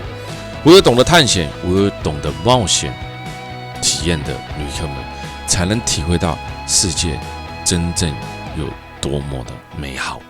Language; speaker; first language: Chinese; native; Chinese